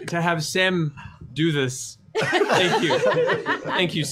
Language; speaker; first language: English; native; English